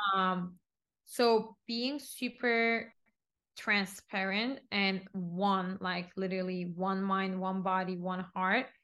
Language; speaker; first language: English; non-native, fluent; Turkish